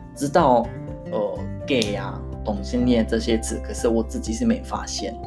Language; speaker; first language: Chinese; non-native, fluent; Japanese